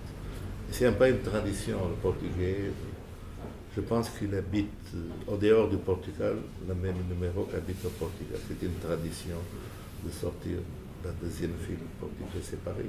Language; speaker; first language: French; non-native, fluent; Portuguese